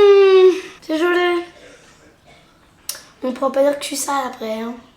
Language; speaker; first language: French; native; French